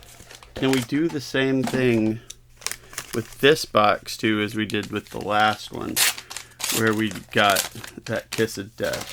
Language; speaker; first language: English; native; English